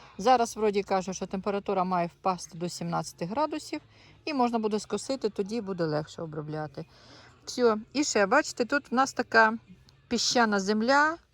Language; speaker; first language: Ukrainian; non-native, local second language; Russian